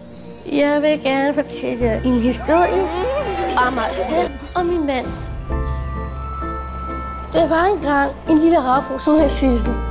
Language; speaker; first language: Danish; non-native, learner; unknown